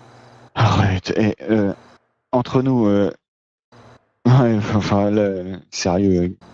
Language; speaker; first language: French; native; French